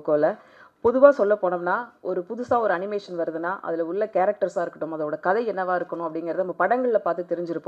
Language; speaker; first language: Tamil; native; Tamil